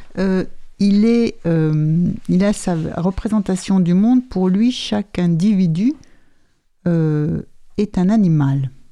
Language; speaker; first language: French; native; French